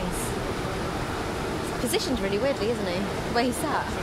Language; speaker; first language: English; native; English